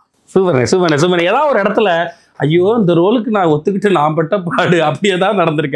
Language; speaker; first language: Tamil; native; Tamil